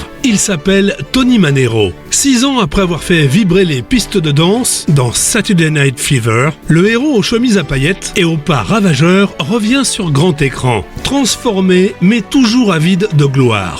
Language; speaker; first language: French; native; French